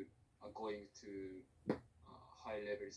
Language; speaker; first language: English; non-native, learner; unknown